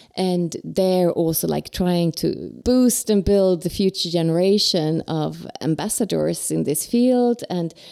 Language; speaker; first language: English; non-native, fluent; Swedish